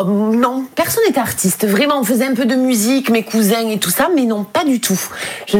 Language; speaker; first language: French; native; French